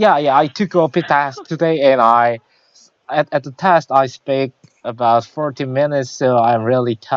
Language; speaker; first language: English; non-native, learner; Korean